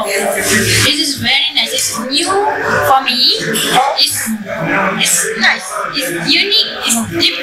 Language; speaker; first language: English; non-native, local second language; Malay